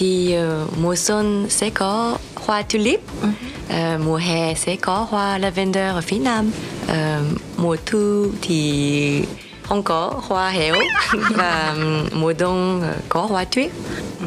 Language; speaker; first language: Vietnamese; early bilingual, heritage; French